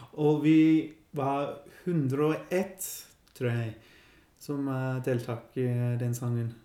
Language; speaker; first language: Norwegian; non-native, learner; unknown